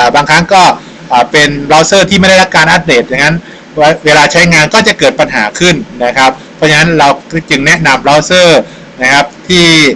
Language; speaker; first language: Thai; native; Thai